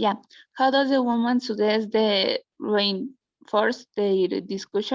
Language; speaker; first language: English; non-native, learner; Spanish